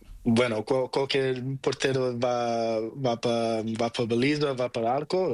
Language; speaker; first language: Spanish; non-native, learner; Portuguese